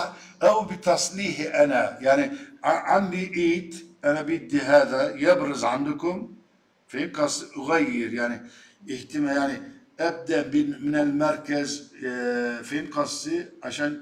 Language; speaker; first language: Arabic; non-native, fluent; Turkish